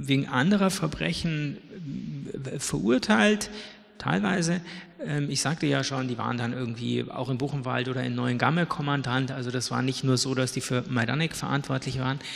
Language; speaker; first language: German; native; German